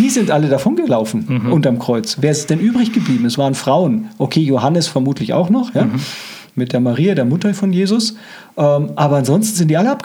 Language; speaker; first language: German; native; German